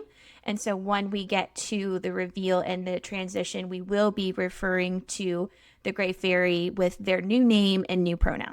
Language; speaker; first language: English; native; English